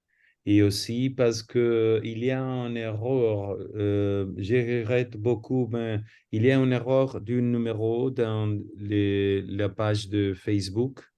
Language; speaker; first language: French; non-native, fluent; Spanish